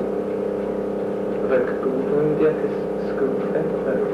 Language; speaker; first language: French; native; French